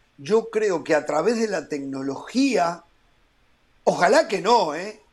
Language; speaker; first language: Spanish; native; Spanish